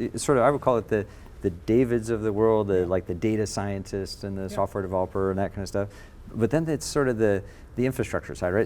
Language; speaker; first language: English; native; English